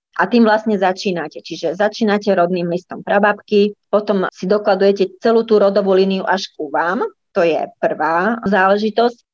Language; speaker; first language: Slovak; native; Slovak